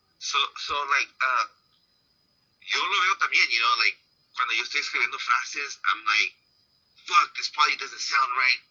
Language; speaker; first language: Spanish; early bilingual, heritage; Spanish